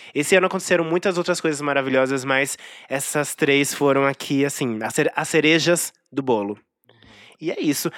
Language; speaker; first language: Portuguese; native; Portuguese